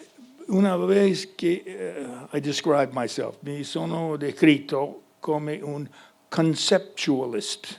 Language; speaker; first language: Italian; non-native, fluent; English